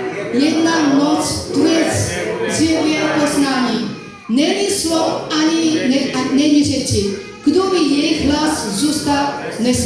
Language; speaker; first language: Czech; non-native, fluent; Korean